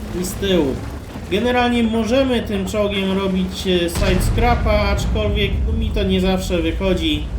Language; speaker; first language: Polish; native; Polish